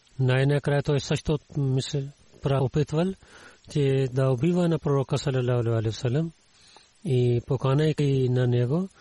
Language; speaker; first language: Bulgarian; non-native, learner; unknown